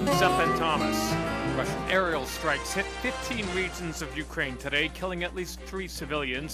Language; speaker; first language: English; native; English